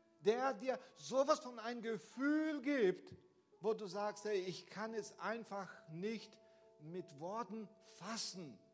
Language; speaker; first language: German; non-native, fluent; Portuguese